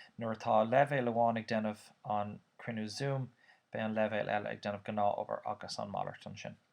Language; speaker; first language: Irish; native; Irish